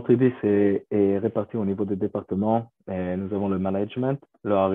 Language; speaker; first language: French; non-native, fluent; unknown